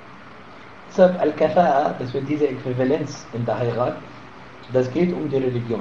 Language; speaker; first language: German; non-native, fluent; Arabic